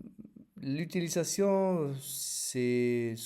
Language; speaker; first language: French; non-native, fluent; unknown